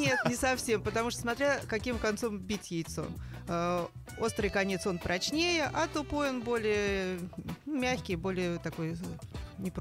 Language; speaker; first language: Russian; native; Russian